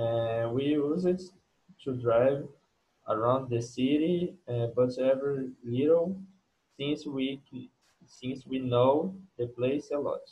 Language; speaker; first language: English; non-native, learner; Portuguese